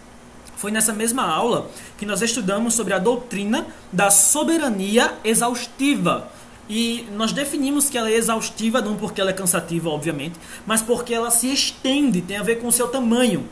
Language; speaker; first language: Portuguese; native; Portuguese